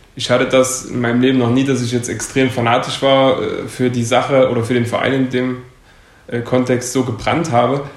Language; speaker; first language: German; native; German